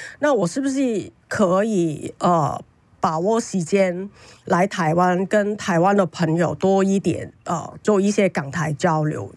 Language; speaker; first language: Chinese; non-native, fluent; Cantonese